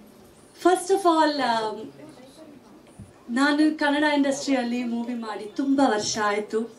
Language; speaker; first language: Kannada; non-native, local second language; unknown